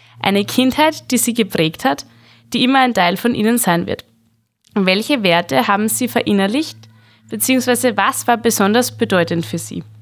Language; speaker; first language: German; native; German